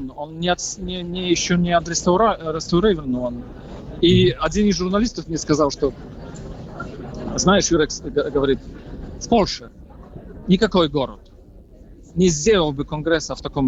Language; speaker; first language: Russian; non-native, fluent; Polish